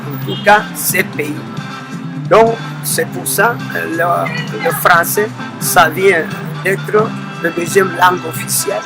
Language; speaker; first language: French; non-native, fluent; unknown